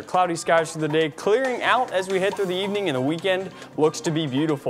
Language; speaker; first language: English; native; English